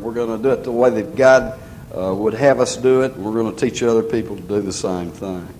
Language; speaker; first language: English; native; English